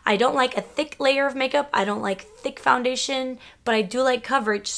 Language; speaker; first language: English; early bilingual, other home language; Spanish